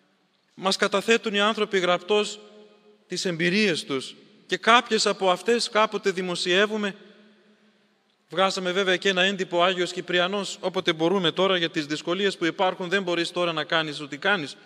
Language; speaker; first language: Greek; native; Greek